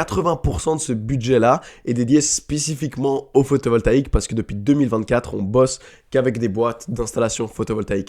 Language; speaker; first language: French; native; French